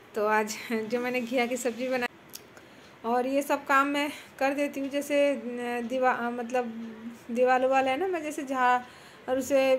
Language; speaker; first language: Hindi; non-native, local second language; Bangla